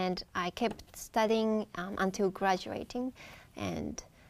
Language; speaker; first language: English; non-native, fluent; Japanese